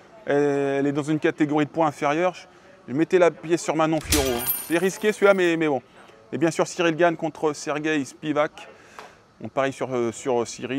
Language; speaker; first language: French; native; French